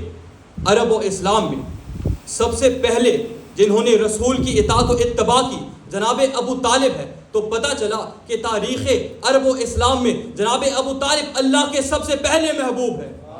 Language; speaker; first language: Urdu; early bilingual, heritage; Urdu